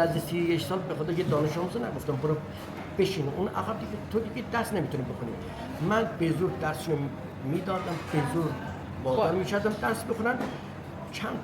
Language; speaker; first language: Persian; non-native, local second language; Azerbaijani